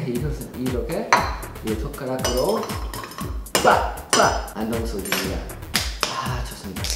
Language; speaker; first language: Korean; non-native, fluent; English